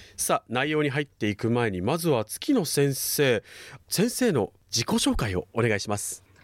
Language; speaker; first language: Japanese; native; Japanese